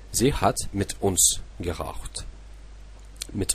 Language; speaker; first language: German; non-native, fluent; Russian